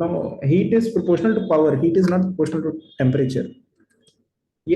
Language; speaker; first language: English; non-native, local second language; Hindi